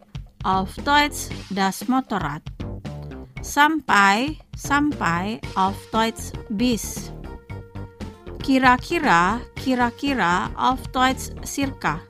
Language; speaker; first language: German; non-native, fluent; Indonesian